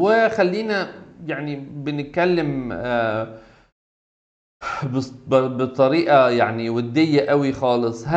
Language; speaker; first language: Arabic; native; Arabic